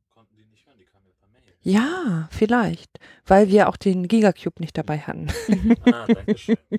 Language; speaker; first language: German; native; German